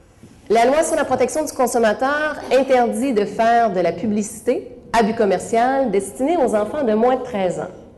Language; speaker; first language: French; native; French